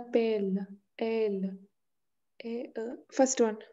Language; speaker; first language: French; non-native, learner; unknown